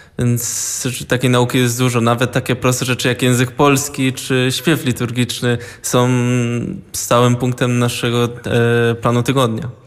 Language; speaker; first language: Polish; early bilingual, heritage; Polish